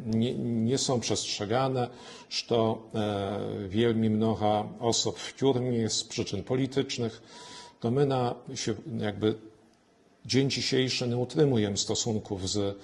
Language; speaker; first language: Polish; non-native, local second language; Belarusian